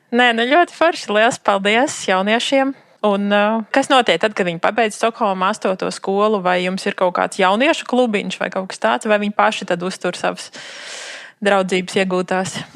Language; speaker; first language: Latvian; native; Latvian